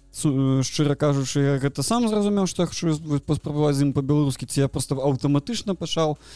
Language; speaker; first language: Belarusian; non-native, local second language; Russian